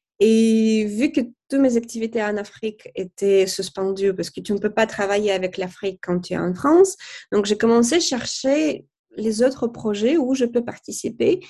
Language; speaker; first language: French; non-native, fluent; Russian